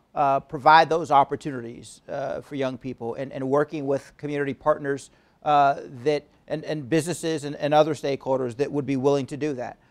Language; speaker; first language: English; native; English